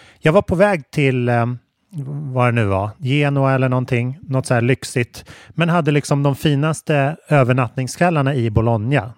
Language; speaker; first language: Swedish; native; Swedish